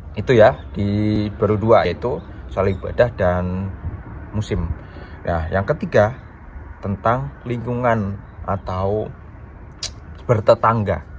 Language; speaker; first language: Indonesian; native; Indonesian